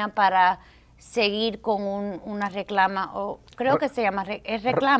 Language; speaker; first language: Spanish; early bilingual, heritage; Spanish